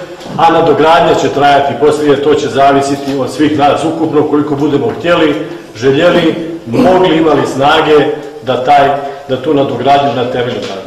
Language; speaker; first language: Bosnian; native; Bosnian